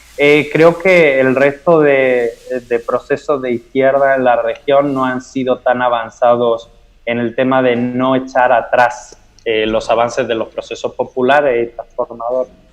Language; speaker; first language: Spanish; native; Spanish